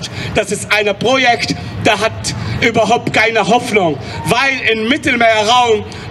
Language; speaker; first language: German; non-native, fluent; Arabic